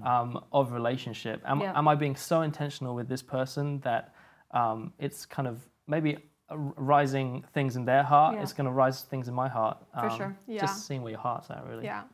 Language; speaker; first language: English; native; English